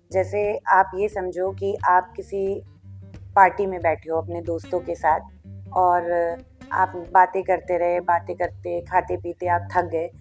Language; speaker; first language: Hindi; non-native, local second language; Bangla